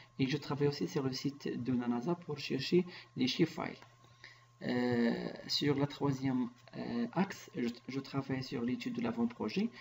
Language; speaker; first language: French; non-native, local second language; Arabic